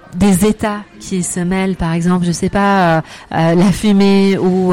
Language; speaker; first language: French; non-native, fluent; Arabic